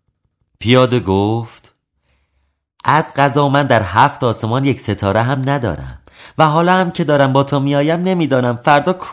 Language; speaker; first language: Persian; native; Persian